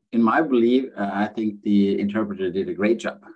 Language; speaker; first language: English; non-native, fluent; Norwegian